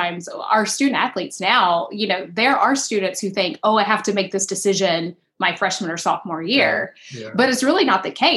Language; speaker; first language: English; native; English